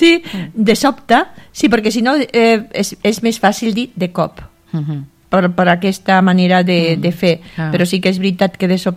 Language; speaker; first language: Catalan; native; Catalan